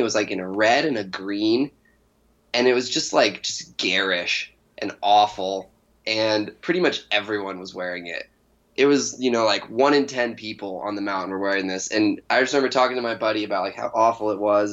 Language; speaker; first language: English; native; English